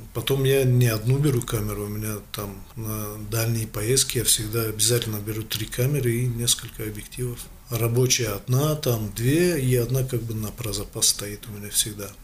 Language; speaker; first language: Russian; non-native, local second language; Tajik